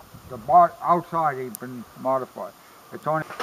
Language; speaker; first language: English; native; English